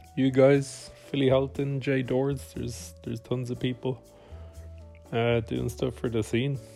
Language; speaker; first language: English; native; English